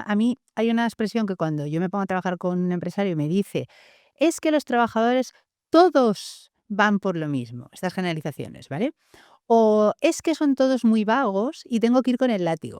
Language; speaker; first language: Spanish; native; Spanish